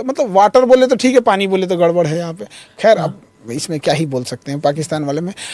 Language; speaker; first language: Hindi; native; Hindi